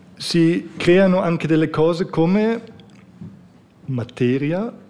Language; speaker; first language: Italian; native; Italian